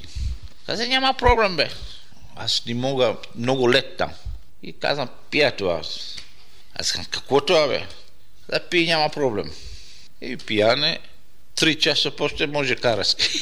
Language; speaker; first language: Bulgarian; non-native, learner; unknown